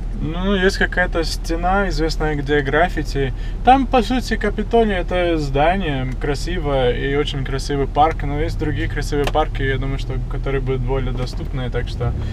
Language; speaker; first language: Russian; non-native, fluent; English